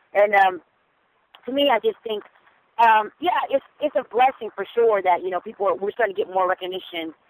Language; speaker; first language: English; non-native, fluent; German